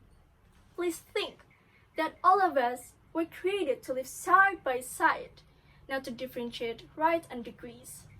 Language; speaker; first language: English; non-native, learner; Indonesian